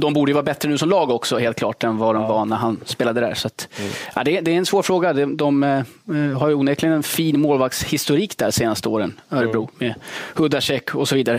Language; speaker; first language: Swedish; native; Swedish